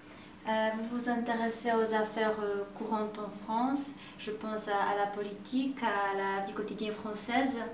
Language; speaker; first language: French; non-native, learner; Polish